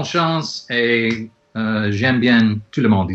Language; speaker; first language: French; non-native, learner; English